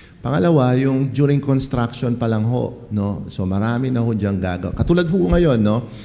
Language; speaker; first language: Filipino; non-native, local second language; Pampanga